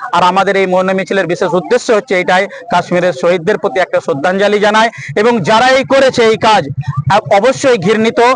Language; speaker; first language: Bangla; native; Bangla